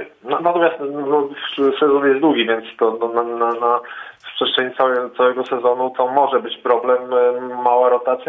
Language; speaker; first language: Polish; native; Polish